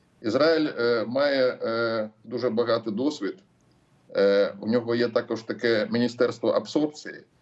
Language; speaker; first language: Ukrainian; non-native, local second language; Russian